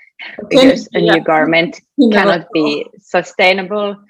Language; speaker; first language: English; non-native, fluent; Finnish